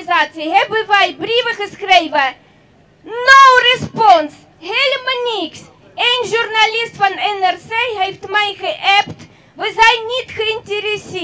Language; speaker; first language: Dutch; non-native, fluent; Russian